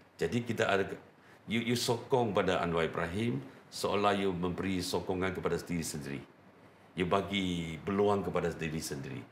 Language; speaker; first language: Malay; non-native, local second language; Chinese